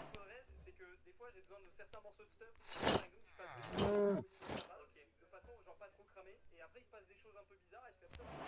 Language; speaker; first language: French; native; French